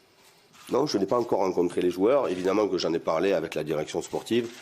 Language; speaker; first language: French; native; French